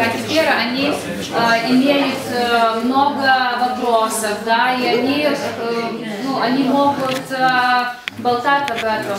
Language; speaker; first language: Russian; non-native, fluent; Lithuanian